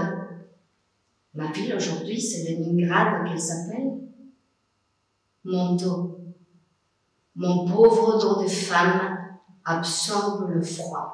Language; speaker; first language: French; non-native, fluent; Spanish